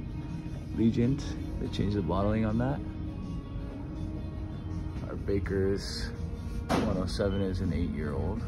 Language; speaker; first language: English; native; English